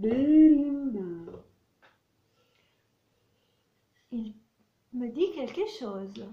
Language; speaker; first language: French; non-native, fluent; Italian